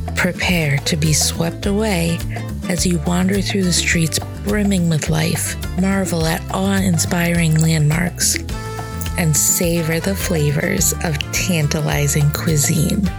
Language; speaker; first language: English; native; English